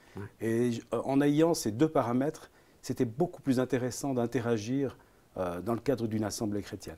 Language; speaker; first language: French; early bilingual, other home language; Italian